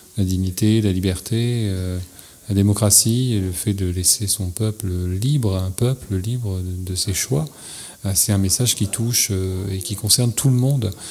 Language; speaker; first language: French; native; French